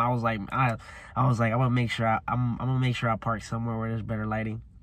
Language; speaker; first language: English; early bilingual, other home language; Spanish